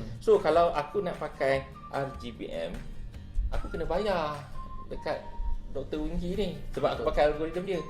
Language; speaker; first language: Malay; native; Malay